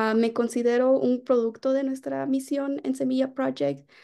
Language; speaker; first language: Spanish; native; Spanish